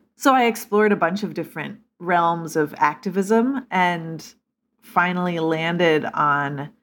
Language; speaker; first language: English; native; English